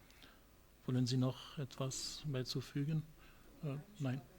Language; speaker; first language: German; non-native, local second language; French